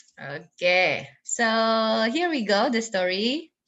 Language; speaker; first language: English; non-native, learner; Indonesian